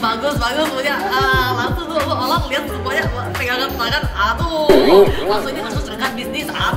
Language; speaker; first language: Indonesian; native; Indonesian